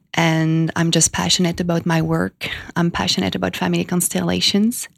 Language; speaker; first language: English; non-native, fluent; French